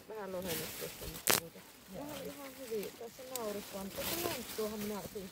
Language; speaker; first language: Finnish; native; Finnish